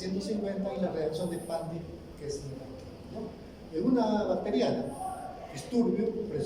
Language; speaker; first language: Spanish; native; Spanish